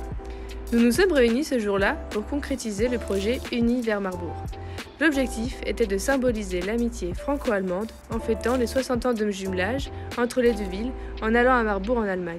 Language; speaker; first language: French; native; French